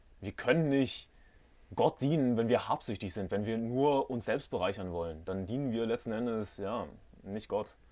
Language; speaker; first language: German; native; German